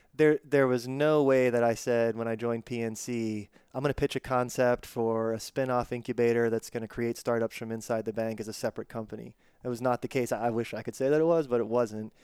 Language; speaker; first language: English; native; English